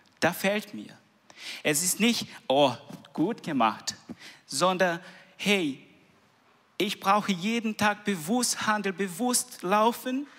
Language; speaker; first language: German; non-native, learner; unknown